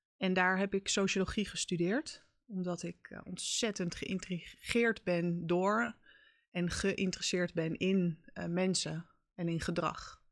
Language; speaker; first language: Dutch; native; Dutch